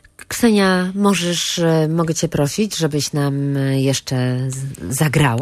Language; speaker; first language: Polish; native; Polish